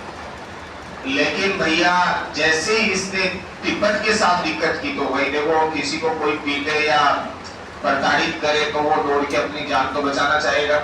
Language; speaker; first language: Hindi; native; Hindi